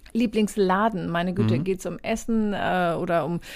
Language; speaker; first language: German; native; German